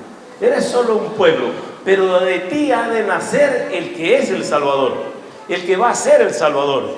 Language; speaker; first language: Spanish; native; Spanish